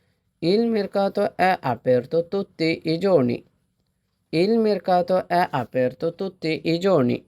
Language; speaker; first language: Italian; non-native, fluent; Bangla